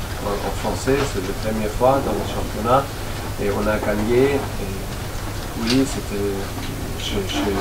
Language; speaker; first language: French; non-native, fluent; German